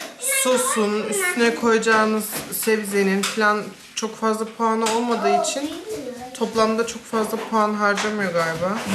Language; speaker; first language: Turkish; early bilingual, heritage; Turkish